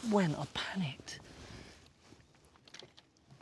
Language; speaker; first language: English; native; English